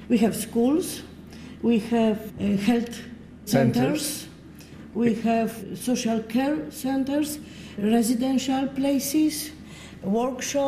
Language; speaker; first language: English; non-native, learner; Polish